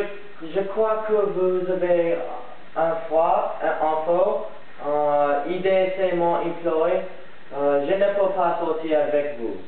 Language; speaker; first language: French; non-native, learner; English